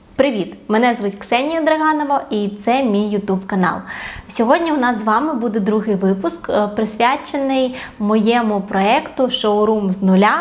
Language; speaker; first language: Ukrainian; non-native, local second language; Russian